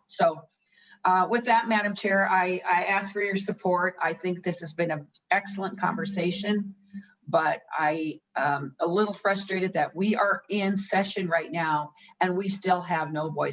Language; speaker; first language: English; native; English